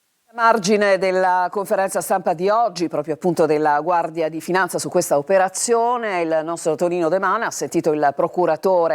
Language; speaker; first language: Italian; native; Italian